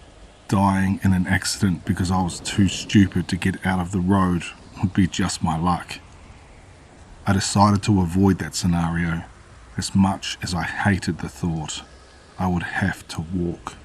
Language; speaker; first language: English; native; English